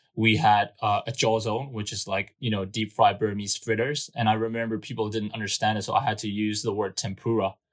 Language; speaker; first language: English; non-native, fluent; Burmese